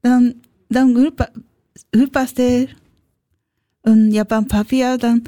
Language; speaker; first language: German; non-native, learner; Japanese